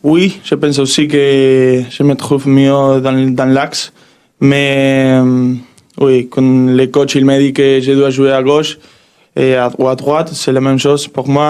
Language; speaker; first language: French; non-native, learner; Spanish